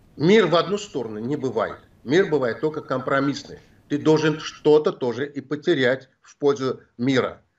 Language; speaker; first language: Russian; non-native, local second language; Azerbaijani